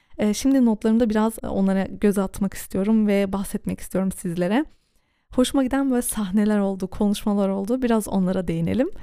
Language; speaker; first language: Turkish; early bilingual, heritage; Turkish